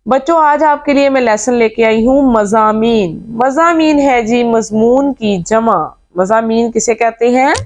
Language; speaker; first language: Urdu; native; Urdu